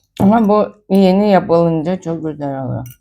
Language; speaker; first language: Turkish; non-native, learner; Russian